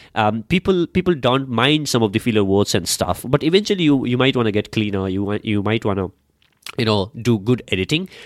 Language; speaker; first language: English; non-native, local second language; Nepali